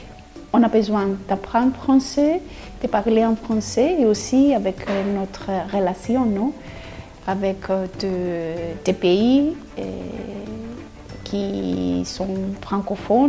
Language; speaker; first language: French; non-native, fluent; Greek